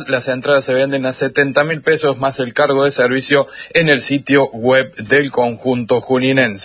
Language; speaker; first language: Spanish; native; Spanish